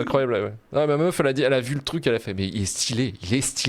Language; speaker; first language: French; native; French